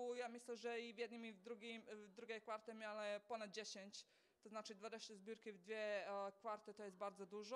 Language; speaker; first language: Polish; non-native, fluent; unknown